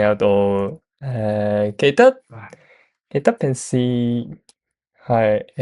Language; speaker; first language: Cantonese; non-native, learner; Japanese